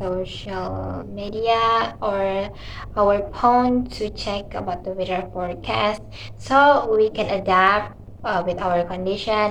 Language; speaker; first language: English; non-native, learner; Indonesian